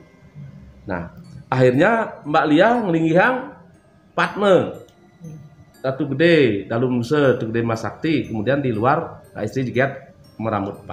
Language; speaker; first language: Indonesian; non-native, local second language; Balinese